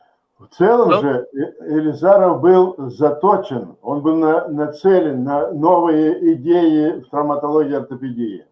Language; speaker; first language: Russian; native; Russian